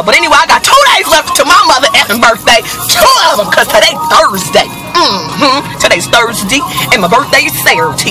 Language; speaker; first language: English; native; English